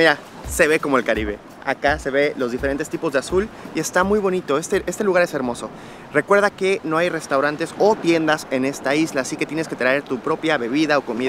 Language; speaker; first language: Spanish; native; Spanish